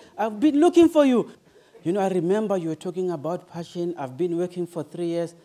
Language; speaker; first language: English; non-native, local second language; Northern Sotho